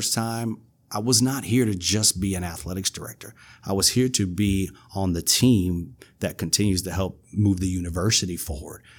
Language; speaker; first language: English; native; English